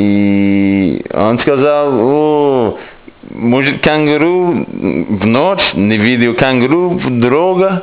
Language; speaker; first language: Russian; non-native, learner; English